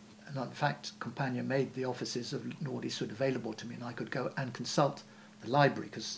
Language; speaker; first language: English; native; English